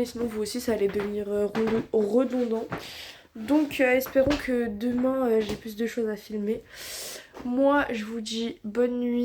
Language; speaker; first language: French; native; French